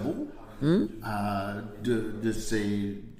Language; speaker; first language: French; non-native, learner; English